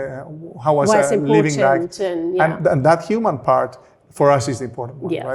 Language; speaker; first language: English; non-native, fluent; Spanish